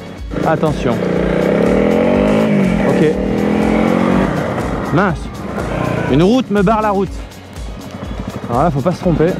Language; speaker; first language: French; native; French